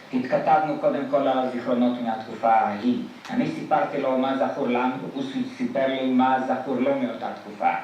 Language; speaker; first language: Hebrew; non-native, fluent; Polish